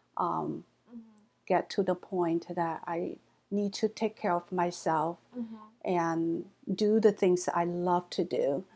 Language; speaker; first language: English; non-native, fluent; Chinese